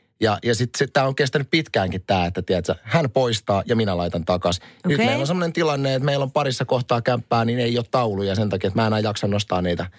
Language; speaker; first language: Finnish; native; Finnish